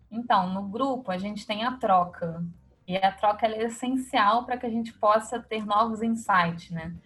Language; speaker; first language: Portuguese; native; Portuguese